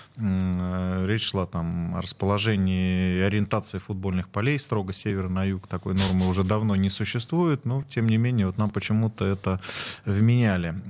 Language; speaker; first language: Russian; native; Russian